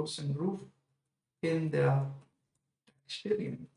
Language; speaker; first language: German; non-native, fluent; English